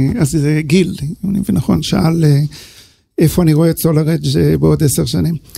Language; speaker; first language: Hebrew; early bilingual, other home language; English